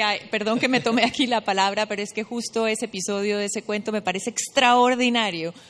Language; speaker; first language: Spanish; native; Spanish